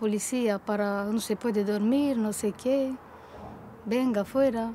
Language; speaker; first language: Spanish; non-native, learner; Romanian